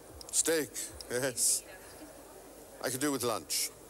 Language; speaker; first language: English; native; English